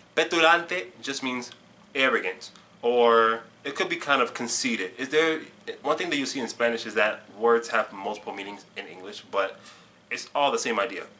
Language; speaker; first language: English; native; English